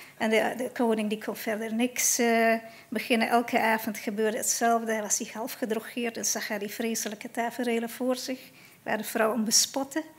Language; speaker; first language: Dutch; native; Dutch